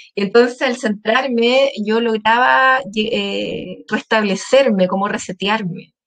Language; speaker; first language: Spanish; native; Spanish